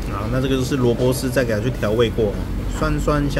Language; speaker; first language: Chinese; native; Chinese